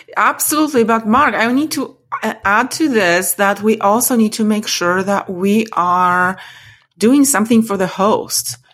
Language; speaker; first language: English; non-native, fluent; Polish